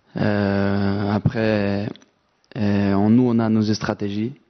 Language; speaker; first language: French; non-native, fluent; Portuguese